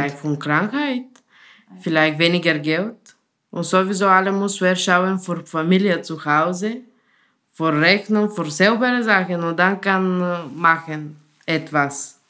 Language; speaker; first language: German; non-native, learner; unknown